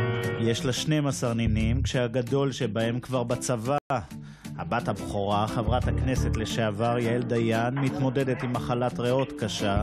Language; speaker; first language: Hebrew; native; Hebrew